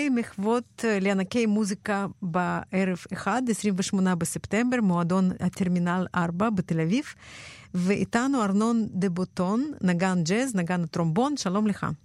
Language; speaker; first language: Hebrew; non-native, fluent; Russian